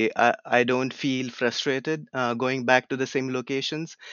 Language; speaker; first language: English; non-native, local second language; Marathi